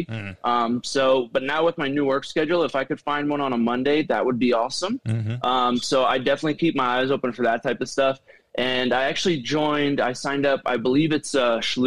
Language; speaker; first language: English; native; English